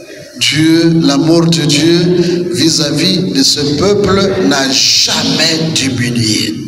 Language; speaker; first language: French; non-native, local second language; Kituba (Democratic Republic of Congo)